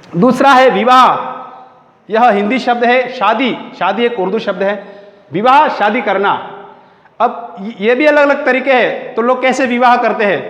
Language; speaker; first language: Hindi; native; Hindi